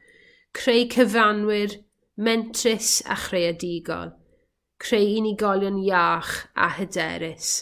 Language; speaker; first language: Welsh; native; Welsh